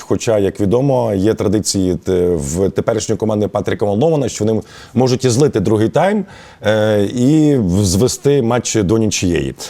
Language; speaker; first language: Ukrainian; native; Ukrainian